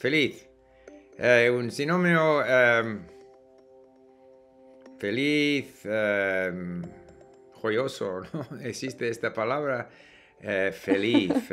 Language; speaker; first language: Spanish; non-native, fluent; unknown